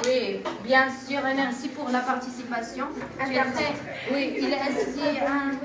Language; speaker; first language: French; non-native, learner; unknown